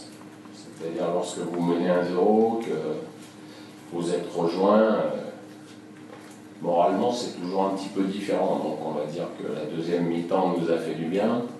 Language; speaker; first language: French; native; French